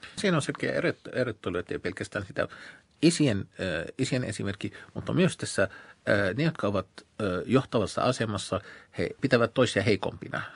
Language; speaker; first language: Finnish; non-native, fluent; Arabic